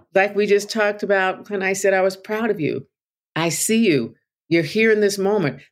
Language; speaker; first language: English; native; English